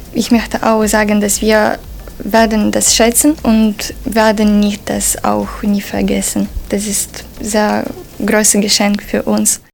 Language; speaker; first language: German; non-native, fluent; Ukrainian